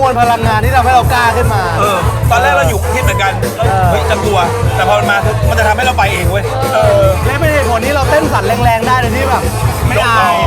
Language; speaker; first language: Thai; native; Thai